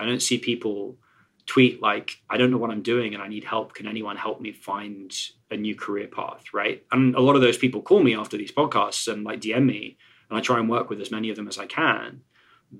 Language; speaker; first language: English; native; English